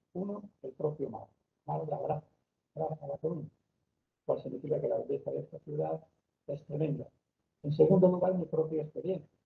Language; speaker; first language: Spanish; native; Spanish